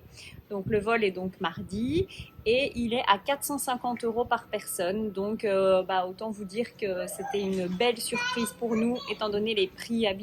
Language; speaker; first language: French; native; French